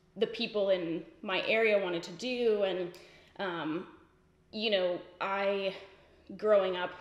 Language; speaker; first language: English; native; English